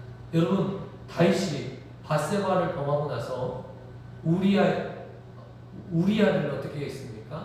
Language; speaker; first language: Korean; native; Korean